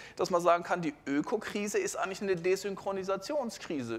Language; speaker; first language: German; native; German